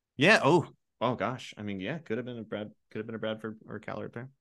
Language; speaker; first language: English; native; English